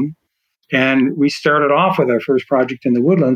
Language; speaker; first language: English; native; English